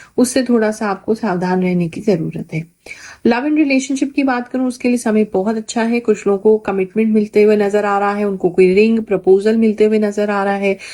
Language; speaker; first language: Hindi; native; Hindi